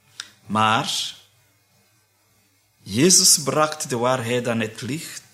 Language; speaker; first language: Dutch; non-native, fluent; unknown